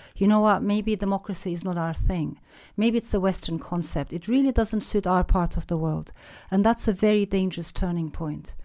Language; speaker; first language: English; non-native, fluent; Turkish